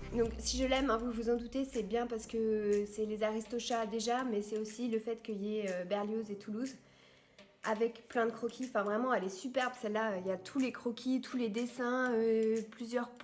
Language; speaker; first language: French; native; French